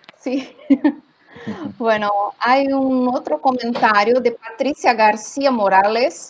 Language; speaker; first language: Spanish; non-native, learner; Portuguese